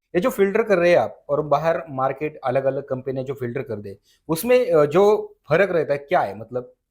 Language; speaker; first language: Hindi; non-native, local second language; Marathi